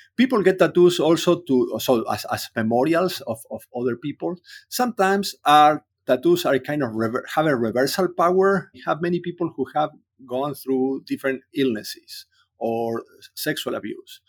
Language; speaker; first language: English; non-native, fluent; Spanish